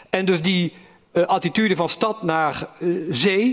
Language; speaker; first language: Dutch; native; Dutch